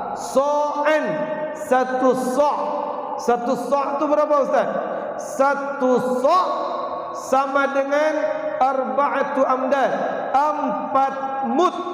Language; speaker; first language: Malay; non-native, local second language; Minangkabau